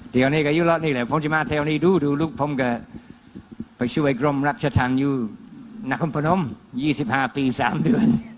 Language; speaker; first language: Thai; non-native, fluent; English